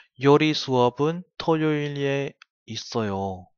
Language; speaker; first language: Korean; non-native, learner; Vietnamese